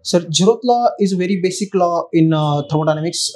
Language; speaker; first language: English; non-native, local second language; Marathi